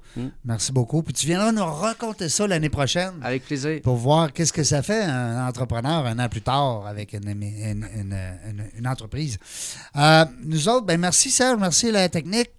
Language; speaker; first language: French; native; French